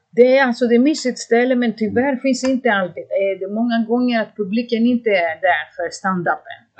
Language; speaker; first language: Swedish; non-native, fluent; Greek